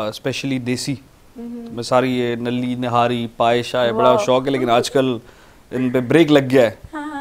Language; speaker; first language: Urdu; native; Urdu